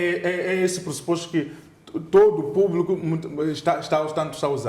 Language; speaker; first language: Portuguese; native; Portuguese